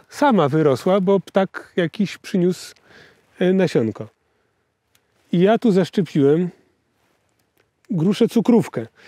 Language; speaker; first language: Polish; native; Polish